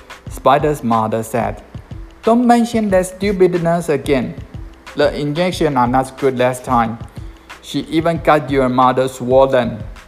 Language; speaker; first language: English; non-native, fluent; Chinese